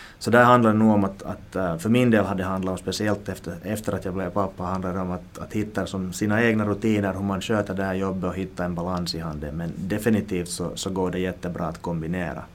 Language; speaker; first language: Swedish; native; Swedish